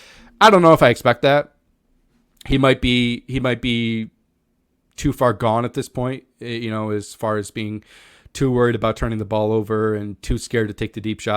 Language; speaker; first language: English; native; English